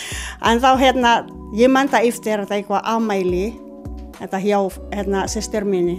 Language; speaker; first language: Icelandic; non-native, learner; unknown